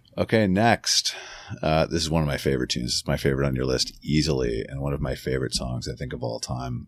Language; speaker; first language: English; native; English